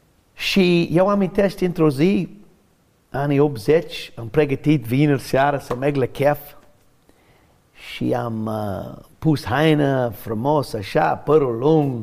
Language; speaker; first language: Romanian; non-native, learner; English